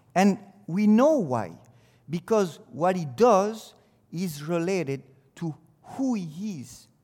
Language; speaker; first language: English; non-native, fluent; French